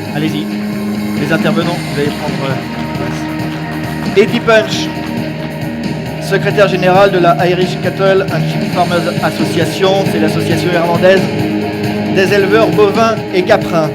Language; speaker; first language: French; native; French